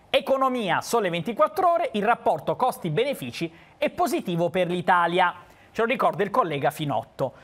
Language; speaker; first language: Italian; native; Italian